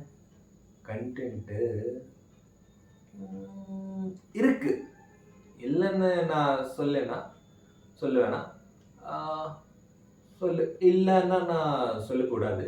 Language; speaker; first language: Tamil; non-native, learner; Malayalam